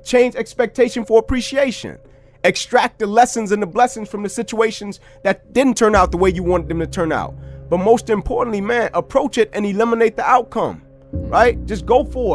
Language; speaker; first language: English; native; English